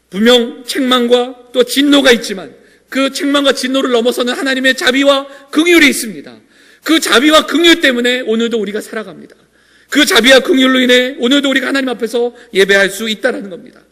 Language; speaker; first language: Korean; native; Korean